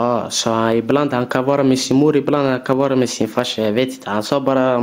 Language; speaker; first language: Swedish; early bilingual, other home language; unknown